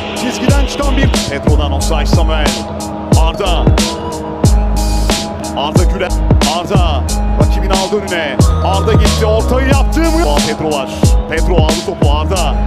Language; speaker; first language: Turkish; native; Turkish